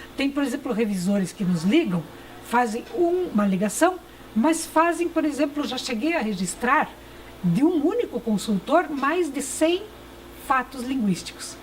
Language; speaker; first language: Portuguese; early bilingual, other home language; Ukrainian